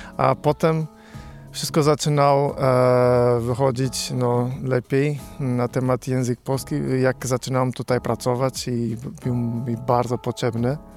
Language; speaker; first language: Polish; non-native, learner; Portuguese